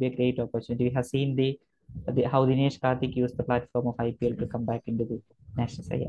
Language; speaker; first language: English; non-native, local second language; Malayalam